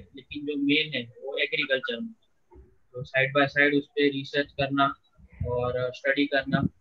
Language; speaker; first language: Hindi; non-native, local second language; Gujarati